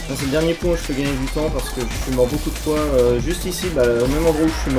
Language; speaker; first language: French; native; French